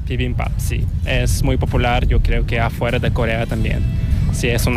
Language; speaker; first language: Spanish; non-native, learner; Korean